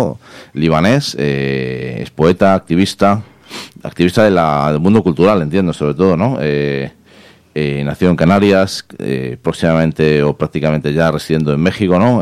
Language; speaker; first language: Spanish; native; Spanish